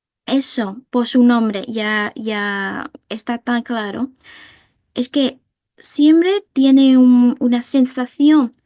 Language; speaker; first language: Spanish; non-native, fluent; Vietnamese